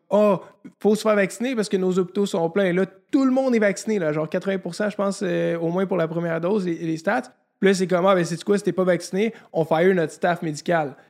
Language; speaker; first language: French; native; French